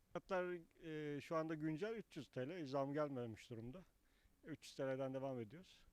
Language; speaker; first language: Turkish; native; Turkish